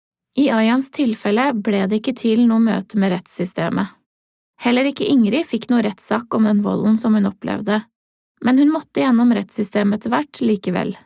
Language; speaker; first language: Norwegian; native; Norwegian